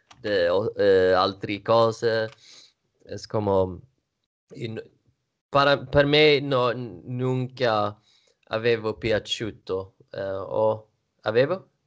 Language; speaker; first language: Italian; non-native, learner; Swedish